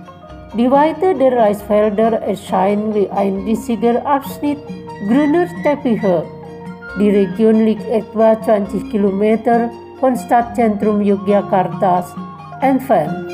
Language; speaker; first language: German; non-native, fluent; Indonesian